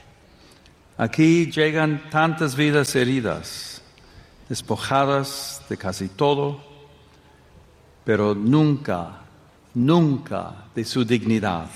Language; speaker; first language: Spanish; non-native, fluent; English